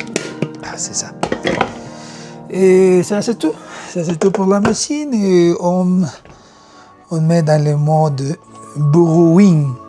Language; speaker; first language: French; non-native, learner; Spanish